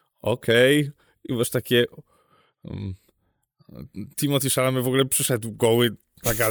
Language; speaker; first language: Polish; native; Polish